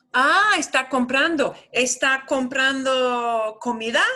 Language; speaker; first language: Spanish; non-native, fluent; English